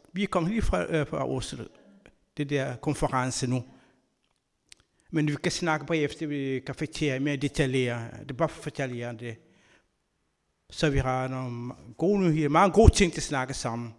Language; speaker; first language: Danish; non-native, learner; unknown